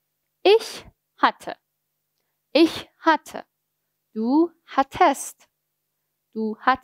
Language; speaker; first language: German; non-native, fluent; Persian